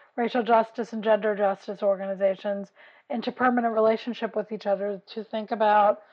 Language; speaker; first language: English; native; English